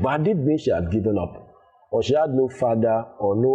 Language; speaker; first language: English; non-native, local second language; Yoruba